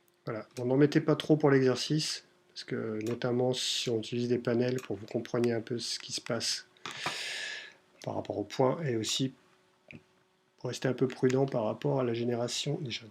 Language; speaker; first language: French; native; French